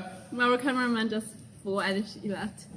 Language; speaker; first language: English; non-native, fluent; Chinese